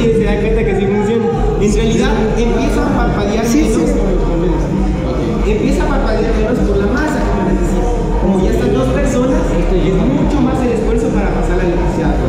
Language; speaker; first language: Spanish; native; Spanish